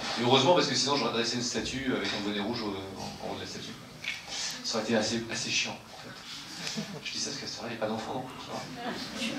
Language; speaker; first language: French; native; French